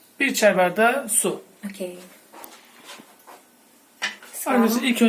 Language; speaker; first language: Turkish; non-native, learner; Indonesian